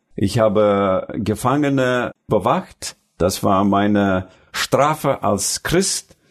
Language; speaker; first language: German; early bilingual, other home language; Russian